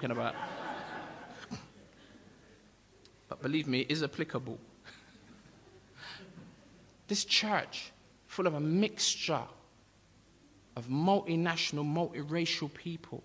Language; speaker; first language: English; native; English